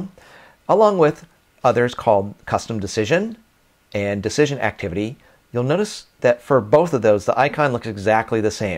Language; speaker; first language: English; native; English